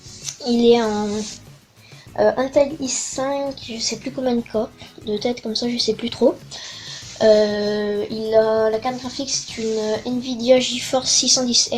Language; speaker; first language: French; native; French